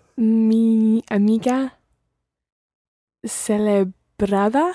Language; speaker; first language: Spanish; non-native, learner; English